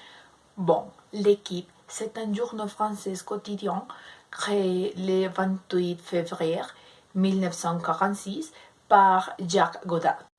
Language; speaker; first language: French; non-native, learner; Spanish